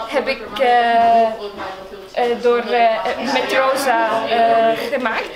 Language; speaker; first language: Dutch; non-native, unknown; Arabic